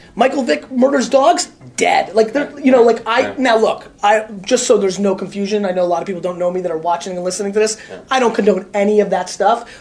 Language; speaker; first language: English; native; English